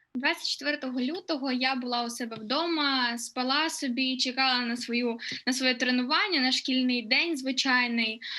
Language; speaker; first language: Ukrainian; non-native, local second language; Russian